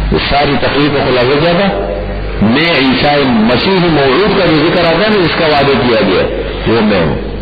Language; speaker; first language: Urdu; non-native, local second language; Pashto